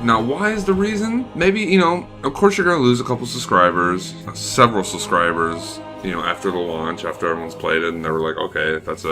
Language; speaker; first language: English; native; English